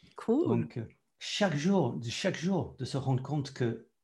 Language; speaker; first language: French; non-native, fluent; English